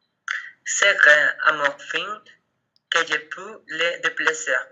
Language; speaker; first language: French; non-native, learner; Spanish